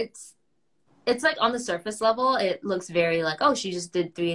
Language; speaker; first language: English; early bilingual, other home language; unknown